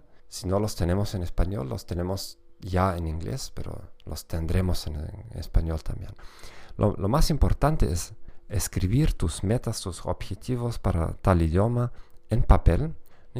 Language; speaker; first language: Spanish; non-native, fluent; German